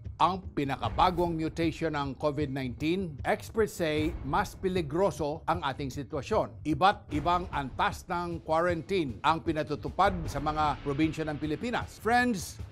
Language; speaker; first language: Filipino; non-native, local second language; Cebuano